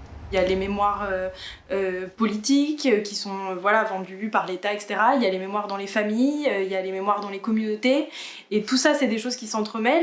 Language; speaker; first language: French; native; French